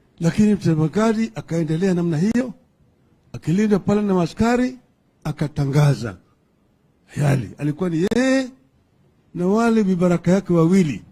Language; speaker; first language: Swahili; non-native, local second language; Luo (Kenya and Tanzania)